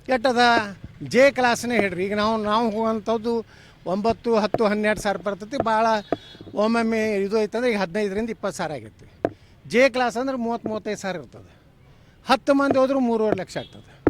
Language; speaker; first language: Kannada; native; Kannada